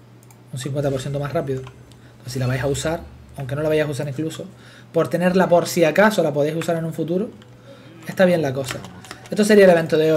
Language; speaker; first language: Spanish; native; Spanish